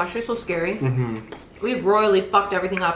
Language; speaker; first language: English; native; English